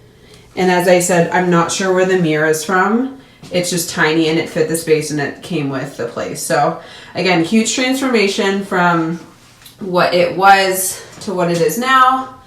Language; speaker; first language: English; native; English